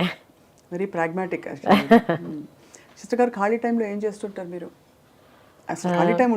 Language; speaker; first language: Telugu; native; Telugu